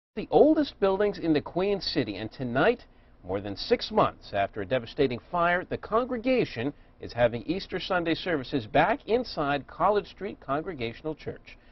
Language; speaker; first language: English; native; English